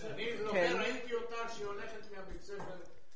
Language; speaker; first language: Hebrew; non-native, fluent; Polish